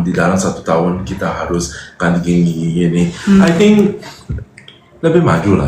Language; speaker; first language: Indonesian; non-native, fluent; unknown